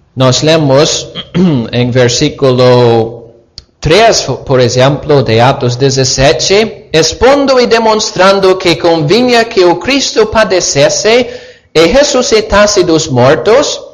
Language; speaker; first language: Portuguese; non-native, fluent; English